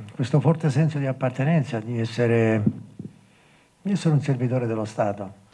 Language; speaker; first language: Italian; native; Italian